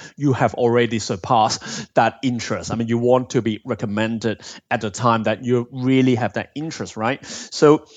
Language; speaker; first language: English; non-native, local second language; Cantonese